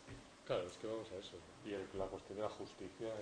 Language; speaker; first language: Spanish; native; Spanish